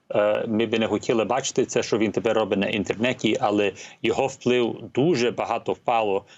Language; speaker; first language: Ukrainian; early bilingual, heritage; Ukrainian